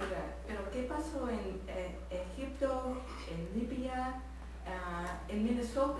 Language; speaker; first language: Spanish; non-native, learner; English